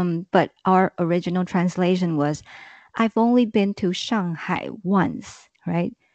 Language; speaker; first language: English; non-native, fluent; Chinese